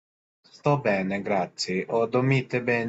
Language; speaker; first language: Italian; non-native, learner; Portuguese